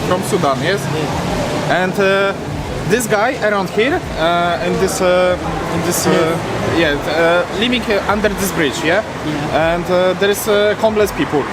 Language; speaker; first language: English; non-native, learner; Polish